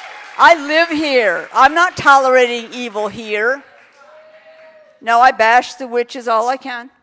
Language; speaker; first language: English; native; English